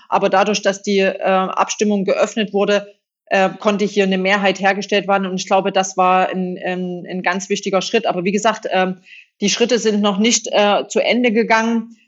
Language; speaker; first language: German; native; German